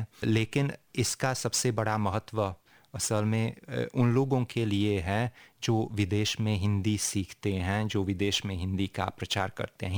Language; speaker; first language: Hindi; non-native, fluent; Hungarian